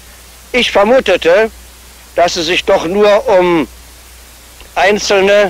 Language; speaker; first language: German; native; German